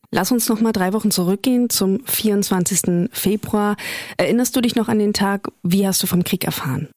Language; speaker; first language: German; native; German